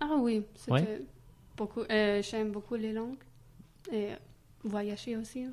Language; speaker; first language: French; non-native, fluent; German